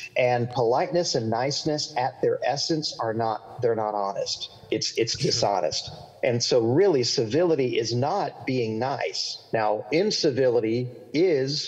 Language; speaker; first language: English; native; English